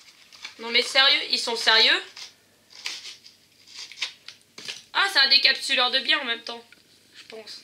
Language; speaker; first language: French; native; French